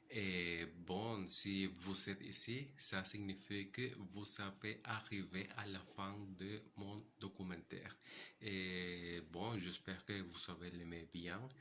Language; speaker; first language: French; non-native, learner; Spanish